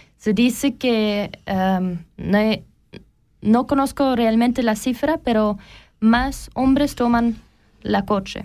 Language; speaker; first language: Spanish; non-native, learner; German